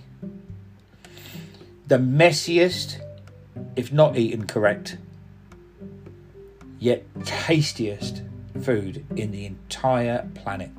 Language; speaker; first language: English; non-native, local second language; Punjabi